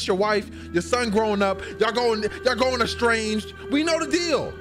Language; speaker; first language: English; native; English